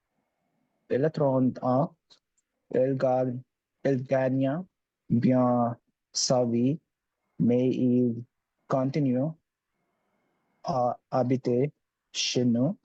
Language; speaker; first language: French; non-native, learner; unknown